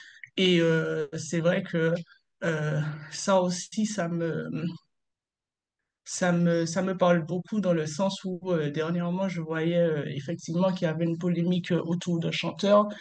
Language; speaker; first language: French; native; French